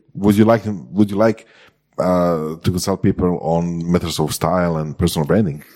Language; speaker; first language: English; non-native, fluent; Croatian